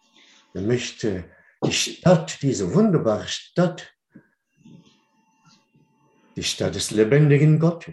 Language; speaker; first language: German; non-native, fluent; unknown